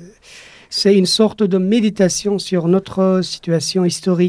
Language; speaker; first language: French; non-native, fluent; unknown